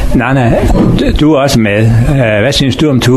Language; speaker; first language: Danish; native; Danish